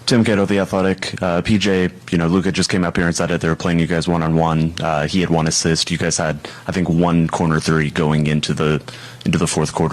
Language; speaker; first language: English; native; English